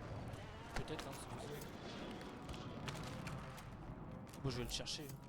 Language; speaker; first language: French; native; French